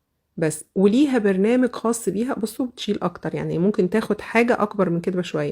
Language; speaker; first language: Arabic; native; Arabic